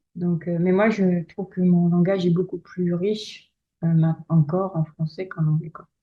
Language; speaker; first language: French; native; French